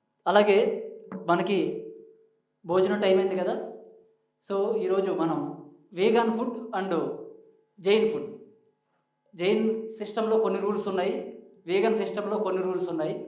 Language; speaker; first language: Telugu; native; Telugu